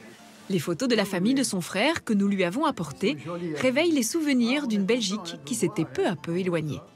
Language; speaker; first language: French; native; French